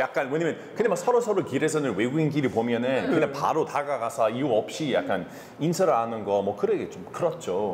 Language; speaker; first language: Korean; non-native, fluent; English